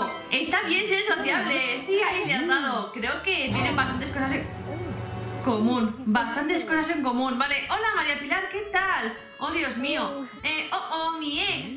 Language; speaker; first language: Spanish; native; Spanish